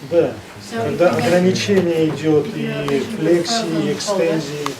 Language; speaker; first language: Russian; native; Russian